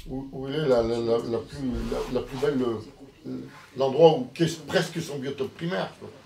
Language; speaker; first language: French; native; French